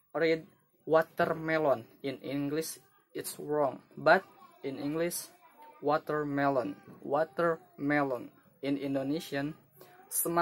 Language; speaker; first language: English; non-native, learner; Indonesian